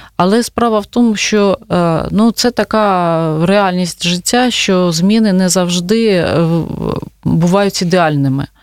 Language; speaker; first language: Ukrainian; non-native, local second language; Russian